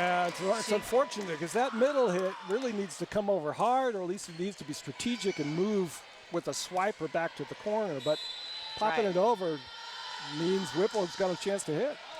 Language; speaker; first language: English; native; English